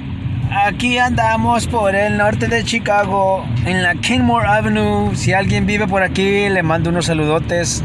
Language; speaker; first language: Spanish; native; Spanish